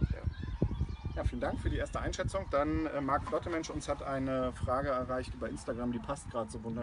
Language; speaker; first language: German; native; German